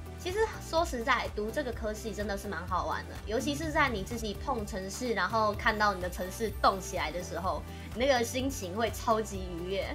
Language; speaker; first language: Chinese; native; Chinese